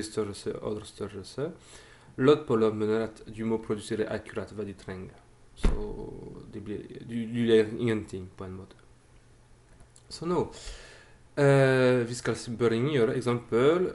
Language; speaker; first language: Norwegian; non-native, fluent; French